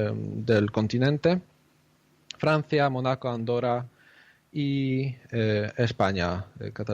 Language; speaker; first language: Spanish; non-native, fluent; Polish